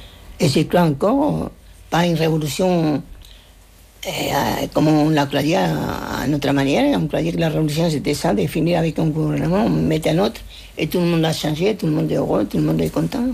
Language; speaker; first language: French; non-native, fluent; Spanish